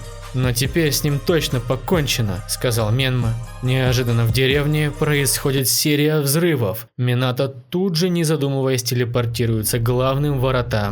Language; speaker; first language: Russian; native; Russian